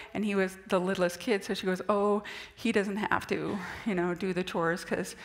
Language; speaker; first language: English; native; English